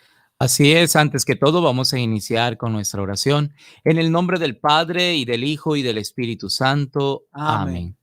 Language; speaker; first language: Spanish; native; Spanish